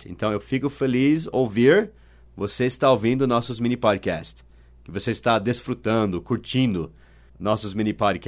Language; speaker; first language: Portuguese; non-native, fluent; English